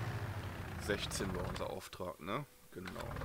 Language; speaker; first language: German; native; German